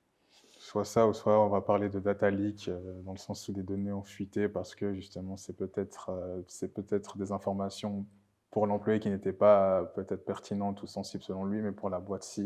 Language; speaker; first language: French; native; French